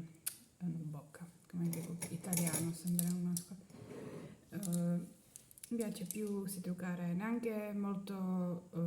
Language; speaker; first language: Italian; non-native, learner; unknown